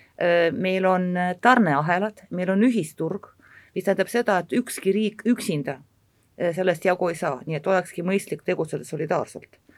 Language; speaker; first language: Estonian; non-native, local second language; Russian